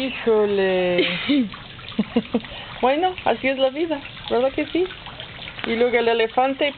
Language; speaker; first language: Spanish; non-native, fluent; English